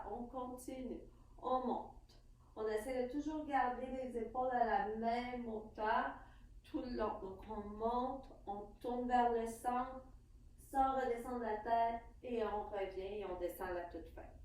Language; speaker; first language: French; native; French